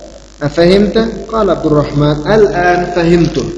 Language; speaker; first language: Arabic; non-native, fluent; Uyghur